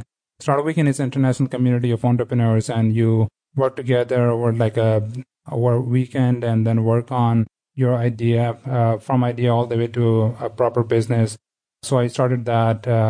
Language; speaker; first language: English; non-native, local second language; Urdu